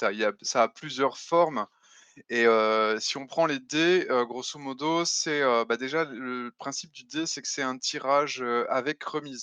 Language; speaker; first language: French; native; French